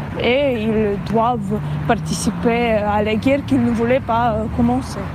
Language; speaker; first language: French; non-native, fluent; Russian